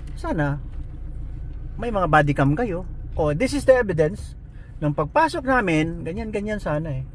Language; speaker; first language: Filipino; non-native, local second language; Hiligaynon